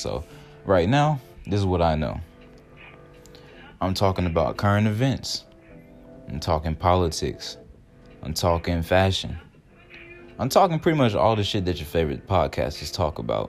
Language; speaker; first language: English; native; English